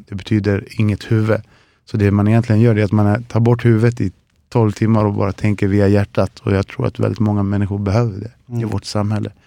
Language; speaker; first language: Swedish; early bilingual, other home language; Spanish